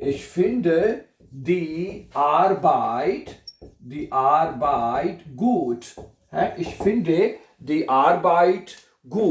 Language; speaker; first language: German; non-native, learner; Urdu